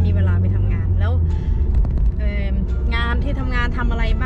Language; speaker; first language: Thai; native; Thai